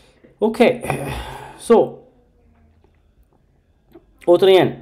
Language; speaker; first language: Swedish; non-native, learner; Arabic